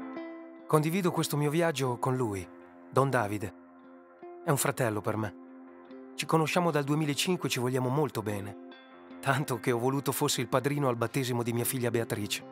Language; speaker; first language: Italian; native; Italian